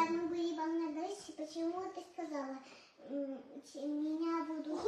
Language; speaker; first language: Russian; early bilingual, heritage; Russian